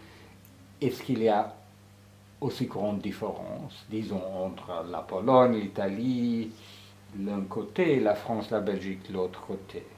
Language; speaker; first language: French; non-native, fluent; English